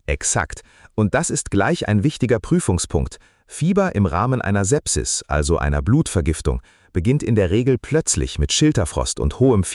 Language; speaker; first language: German; native; German